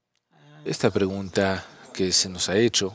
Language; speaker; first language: Spanish; non-native, fluent; English